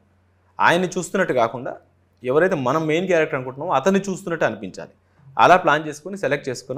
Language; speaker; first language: Telugu; native; Telugu